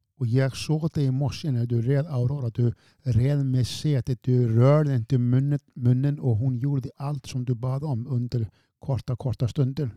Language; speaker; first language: Swedish; non-native, fluent; Icelandic